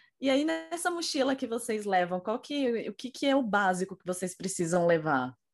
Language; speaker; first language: Portuguese; native; Portuguese